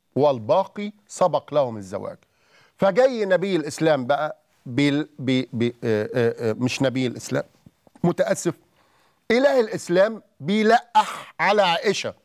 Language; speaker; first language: Arabic; native; Arabic